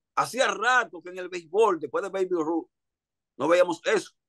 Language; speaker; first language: Spanish; native; Spanish